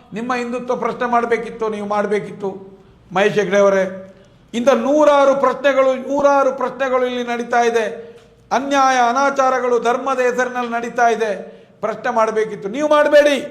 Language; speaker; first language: Kannada; non-native, local second language; Tulu